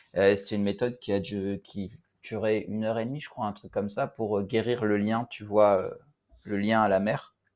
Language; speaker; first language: French; native; French